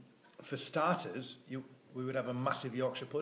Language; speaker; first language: English; native; English